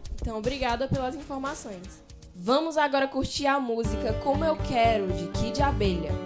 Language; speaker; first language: Portuguese; native; Portuguese